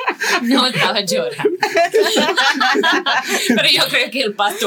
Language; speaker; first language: Spanish; non-native, fluent; English